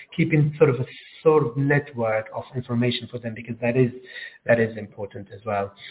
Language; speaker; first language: English; non-native, fluent; Arabic